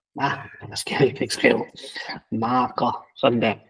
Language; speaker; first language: Danish; native; Danish